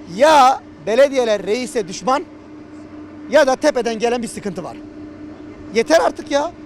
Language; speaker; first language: Turkish; native; Turkish